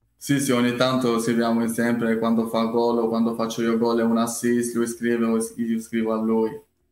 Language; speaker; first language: Italian; non-native, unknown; Albanian